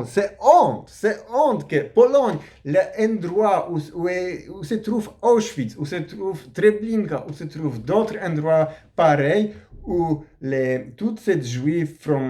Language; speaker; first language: French; non-native, learner; Polish